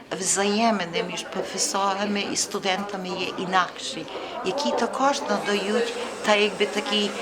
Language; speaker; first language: Ukrainian; early bilingual, heritage; Ukrainian